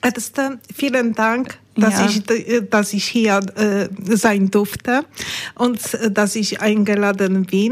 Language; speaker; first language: German; non-native, learner; Polish